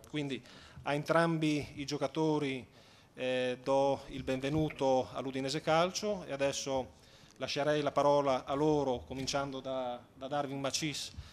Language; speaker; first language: Italian; native; Italian